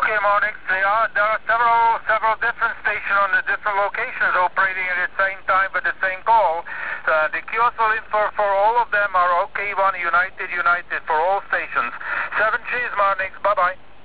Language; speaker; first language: English; non-native, fluent; Czech